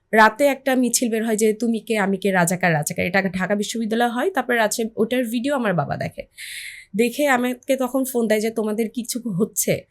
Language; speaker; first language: Bangla; native; Bangla